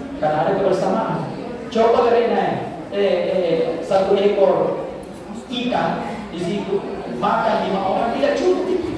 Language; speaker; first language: Indonesian; non-native, local second language; Buginese